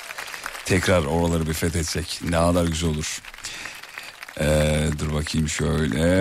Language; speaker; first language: Turkish; native; Turkish